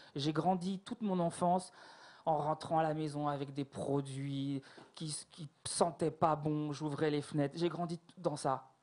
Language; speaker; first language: French; native; French